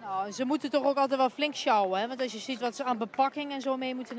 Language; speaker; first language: Dutch; native; Dutch